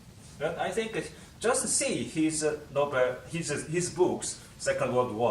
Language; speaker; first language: English; non-native, learner; Korean